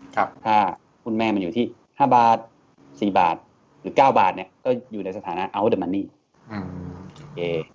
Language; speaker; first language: Thai; native; Thai